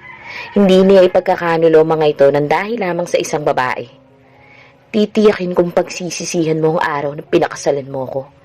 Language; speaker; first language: Filipino; native; Filipino